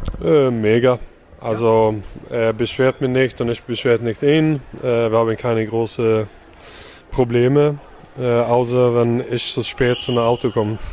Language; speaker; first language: German; non-native, learner; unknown